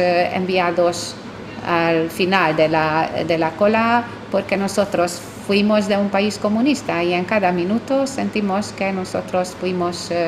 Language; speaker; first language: Spanish; non-native, fluent; Hungarian